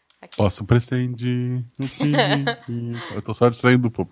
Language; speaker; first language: Portuguese; native; Portuguese